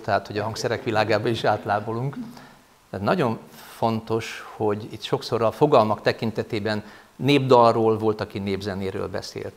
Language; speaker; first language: Hungarian; native; Hungarian